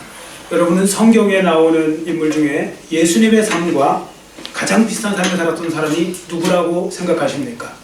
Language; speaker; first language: Korean; native; Korean